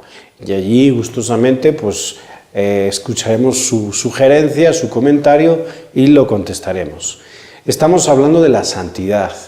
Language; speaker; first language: Spanish; native; Spanish